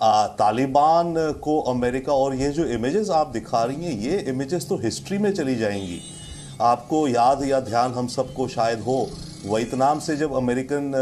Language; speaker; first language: Hindi; native; Hindi